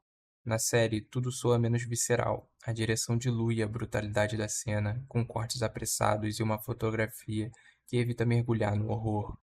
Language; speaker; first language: Portuguese; native; Portuguese